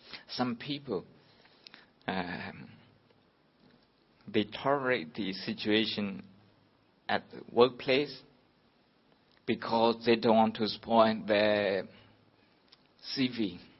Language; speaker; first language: English; non-native, fluent; Burmese